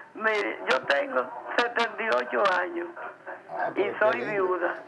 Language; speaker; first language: Spanish; native; Spanish